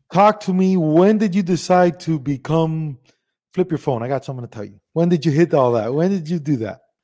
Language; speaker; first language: English; early bilingual, other home language; Spanish